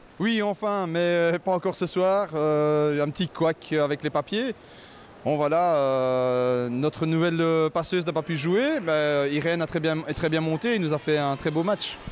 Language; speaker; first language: French; native; French